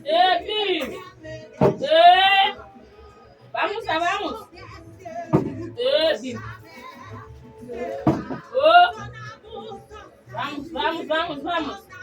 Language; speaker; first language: Portuguese; non-native, learner; Haitian Creole